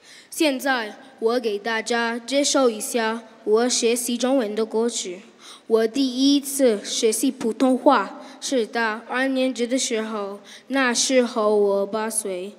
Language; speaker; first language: Chinese; non-native, learner; English